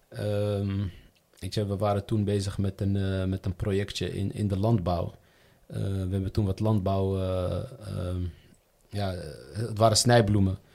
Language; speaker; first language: Dutch; early bilingual, other home language; Riffian